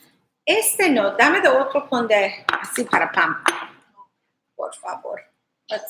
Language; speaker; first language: Spanish; non-native, learner; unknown